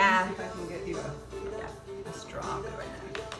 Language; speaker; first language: English; native; English